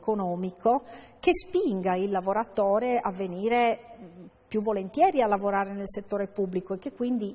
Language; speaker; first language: Italian; native; Italian